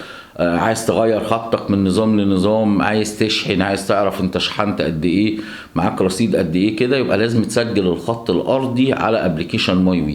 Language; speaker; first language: Arabic; native; Arabic